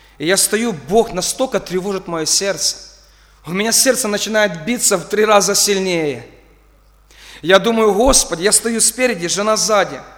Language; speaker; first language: Russian; non-native, local second language; Ukrainian